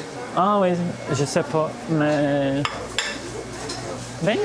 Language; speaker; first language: French; early bilingual, heritage; Portuguese